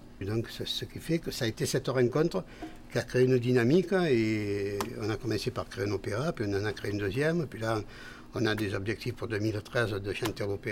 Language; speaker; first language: French; native; French